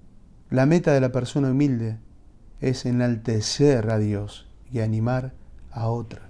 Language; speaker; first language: Spanish; native; Spanish